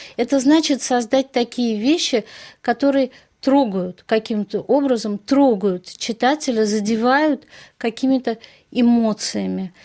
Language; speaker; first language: Russian; native; Russian